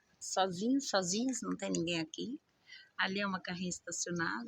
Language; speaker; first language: Portuguese; native; Portuguese